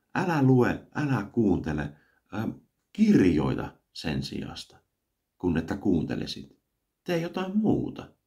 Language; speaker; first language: Finnish; native; Finnish